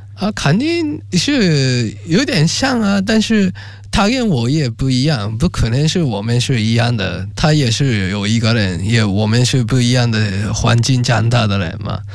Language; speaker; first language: Chinese; non-native, fluent; Japanese